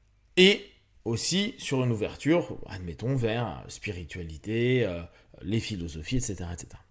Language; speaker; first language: French; native; French